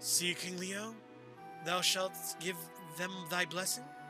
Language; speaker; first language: English; native; English